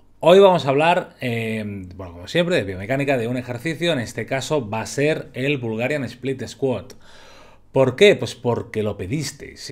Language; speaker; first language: Spanish; native; Spanish